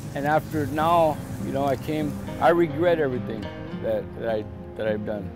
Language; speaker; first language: English; native; English